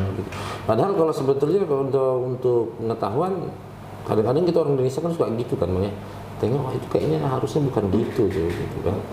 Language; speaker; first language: Indonesian; native; Indonesian